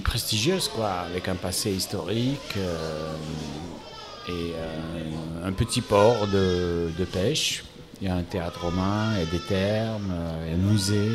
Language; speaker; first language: French; non-native, local second language; Arabic